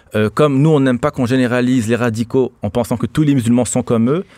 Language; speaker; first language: French; non-native, local second language; Arabic